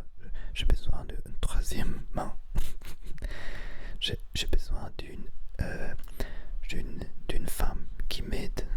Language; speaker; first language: French; non-native, learner; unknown